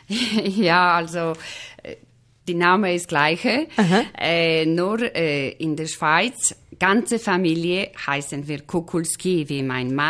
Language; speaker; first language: German; non-native, fluent; Polish